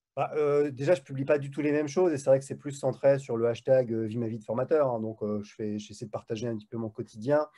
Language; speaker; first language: French; native; French